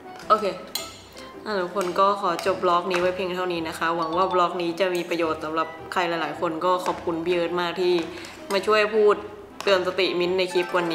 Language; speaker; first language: Thai; native; Thai